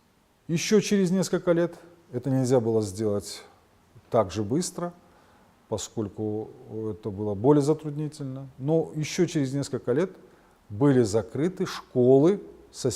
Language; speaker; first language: Russian; non-native, local second language; Ossetic